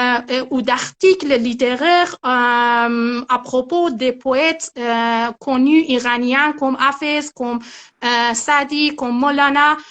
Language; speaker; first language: French; non-native, learner; Persian